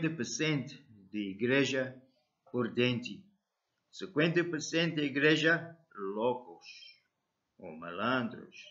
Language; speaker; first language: Portuguese; non-native, learner; English